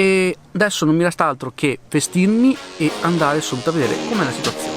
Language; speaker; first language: Italian; native; Italian